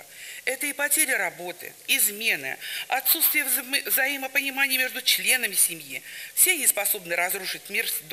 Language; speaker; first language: Russian; native; Russian